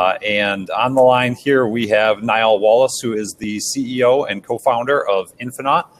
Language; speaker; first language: English; native; English